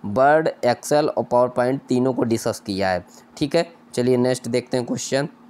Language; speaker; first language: Hindi; native; Hindi